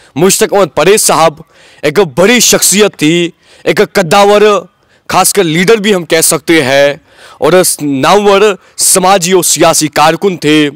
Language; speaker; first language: Hindi; non-native, local second language; Kashmiri